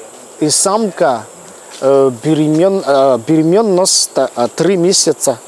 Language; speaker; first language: Russian; non-native, learner; Malagasy